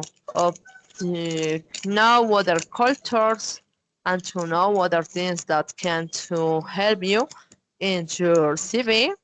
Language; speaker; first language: English; non-native, learner; Spanish